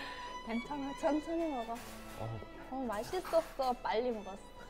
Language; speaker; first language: Korean; non-native, learner; English